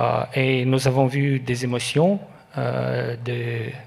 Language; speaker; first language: French; non-native, learner; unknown